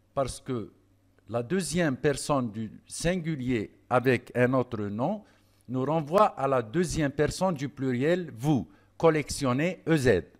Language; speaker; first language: French; non-native, local second language; Arabic